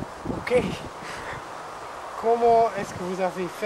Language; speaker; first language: French; non-native, learner; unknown